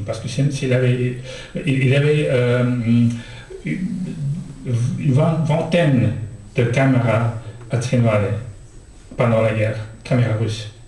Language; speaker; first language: French; non-native, fluent; Russian